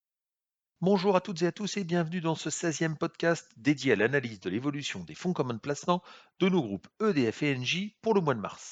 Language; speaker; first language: French; native; French